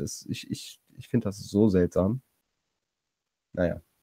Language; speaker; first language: German; native; German